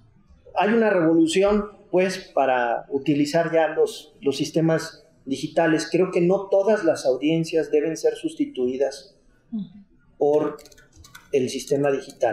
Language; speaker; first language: Spanish; native; Spanish